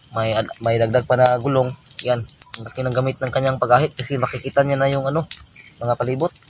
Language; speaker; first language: Filipino; native; Filipino